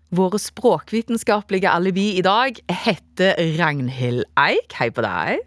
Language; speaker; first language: Norwegian; native; Norwegian